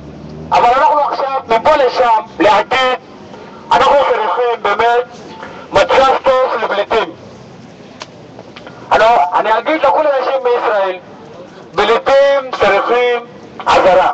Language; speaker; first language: Hebrew; non-native, learner; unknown